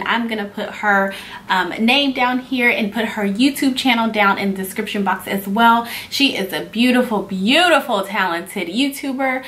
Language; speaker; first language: English; native; English